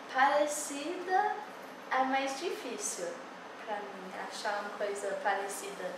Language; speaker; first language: Portuguese; early bilingual, heritage; English